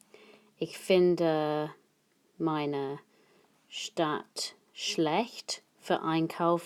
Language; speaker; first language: German; non-native, fluent; English